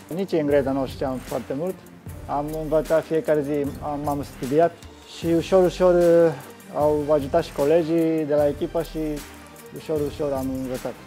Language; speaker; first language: Romanian; non-native, fluent; Japanese